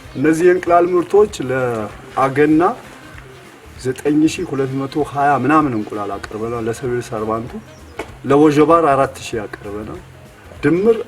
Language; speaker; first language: Amharic; non-native, local second language; Sebat Bet Gurage